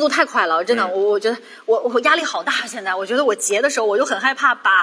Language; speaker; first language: Chinese; native; Chinese